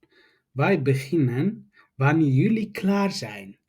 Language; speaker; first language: Dutch; non-native, learner; Tigrinya